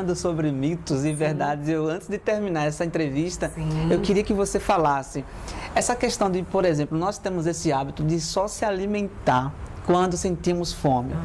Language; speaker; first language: Portuguese; native; Portuguese